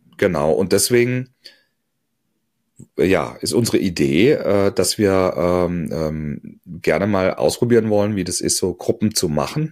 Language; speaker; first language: German; native; German